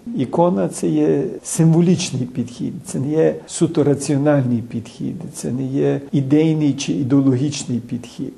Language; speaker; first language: Ukrainian; early bilingual, heritage; Ukrainian